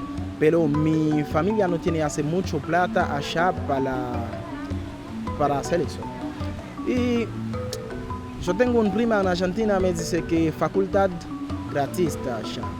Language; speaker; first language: Spanish; non-native, learner; Haitian Creole